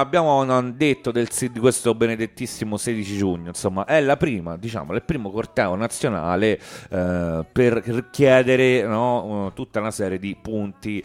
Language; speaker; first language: Italian; native; Italian